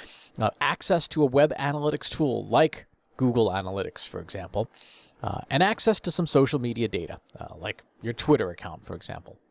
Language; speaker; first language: English; native; English